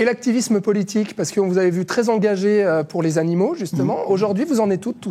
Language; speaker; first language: French; native; French